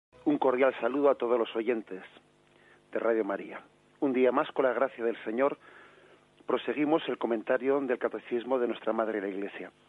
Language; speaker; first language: Spanish; native; Spanish